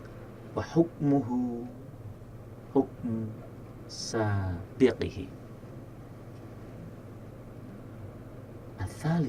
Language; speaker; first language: Arabic; non-native, fluent; Indonesian